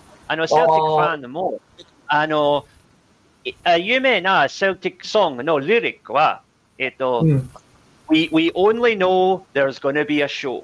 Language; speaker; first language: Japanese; non-native, learner; English